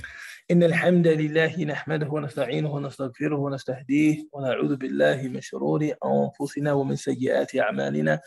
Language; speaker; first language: Arabic; non-native, fluent; English